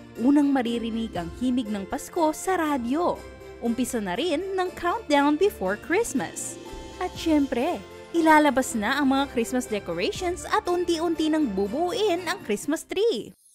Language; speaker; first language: Filipino; native; Filipino